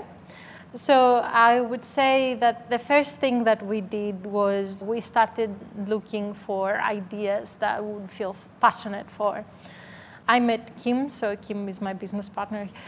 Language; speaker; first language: English; non-native, fluent; Greek